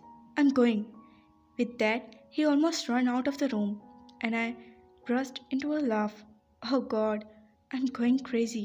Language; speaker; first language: English; non-native, local second language; Urdu